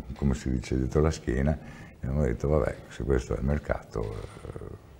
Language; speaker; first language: Italian; native; Italian